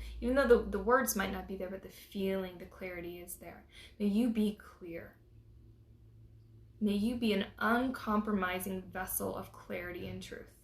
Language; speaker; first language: English; native; English